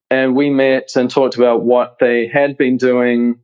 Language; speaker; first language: English; native; English